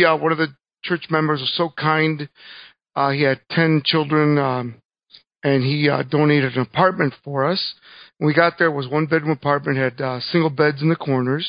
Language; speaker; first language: English; early bilingual, other home language; Spanish